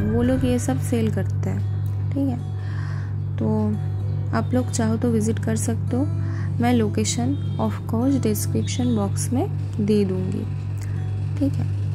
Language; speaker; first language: Hindi; non-native, local second language; Bangla